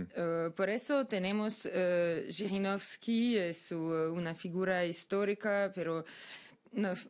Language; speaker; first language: Spanish; non-native, fluent; Russian